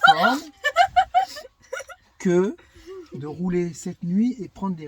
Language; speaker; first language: French; native; French